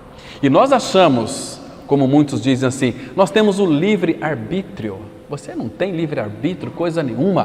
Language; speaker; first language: Portuguese; native; Portuguese